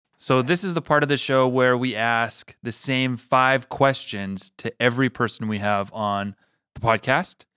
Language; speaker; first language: English; native; English